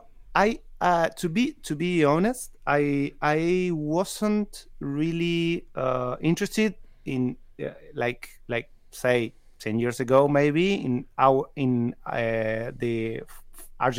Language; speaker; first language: English; non-native, fluent; Spanish